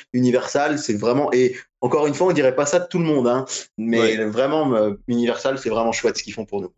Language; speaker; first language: French; native; French